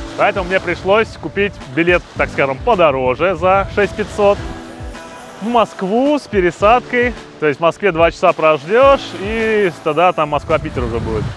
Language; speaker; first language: Russian; native; Russian